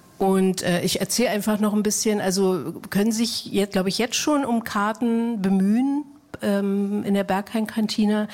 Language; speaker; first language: German; native; German